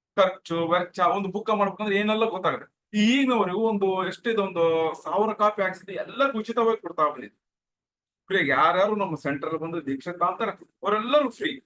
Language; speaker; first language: Kannada; non-native, local second language; Telugu